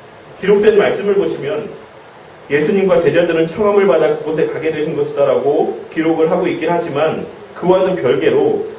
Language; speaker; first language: Korean; native; Korean